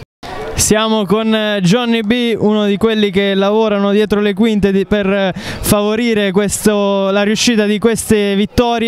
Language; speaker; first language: Italian; native; Italian